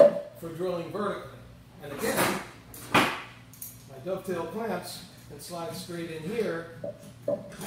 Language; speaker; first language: English; native; English